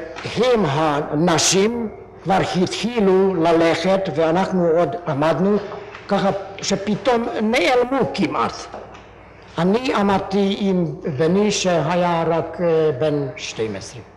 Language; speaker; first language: Hebrew; non-native, fluent; Hungarian